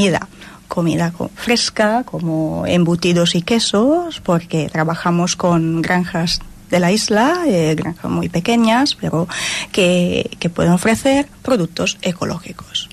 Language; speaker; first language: Spanish; non-native, fluent; Italian